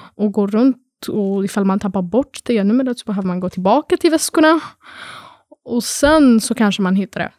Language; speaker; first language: Swedish; early bilingual, other home language; Arabic